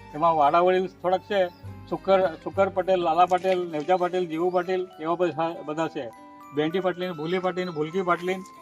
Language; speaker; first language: Gujarati; non-native, local second language; Kukna